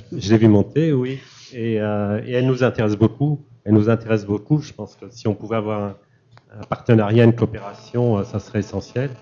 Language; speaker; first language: French; native; French